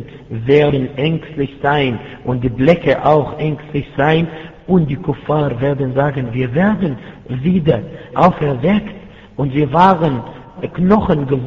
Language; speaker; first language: German; non-native, fluent; Arabic